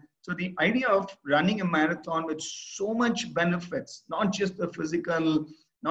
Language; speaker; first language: English; non-native, local second language; Tamil